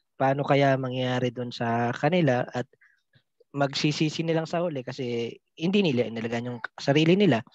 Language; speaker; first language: Filipino; non-native, local second language; Cebuano